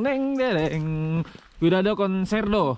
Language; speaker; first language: Spanish; non-native, learner; Indonesian